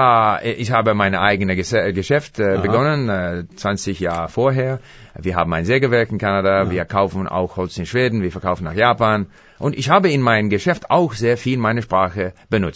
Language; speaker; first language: German; non-native, fluent; English